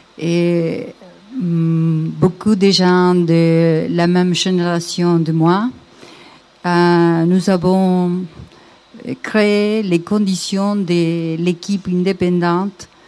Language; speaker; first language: French; non-native, learner; Spanish